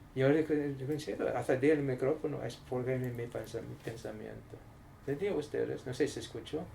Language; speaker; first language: Spanish; non-native, learner; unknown